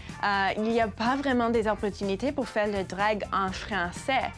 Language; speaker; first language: French; non-native, local second language; English